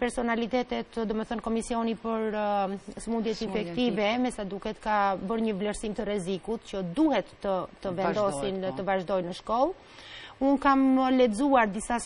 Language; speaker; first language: Albanian; native; Albanian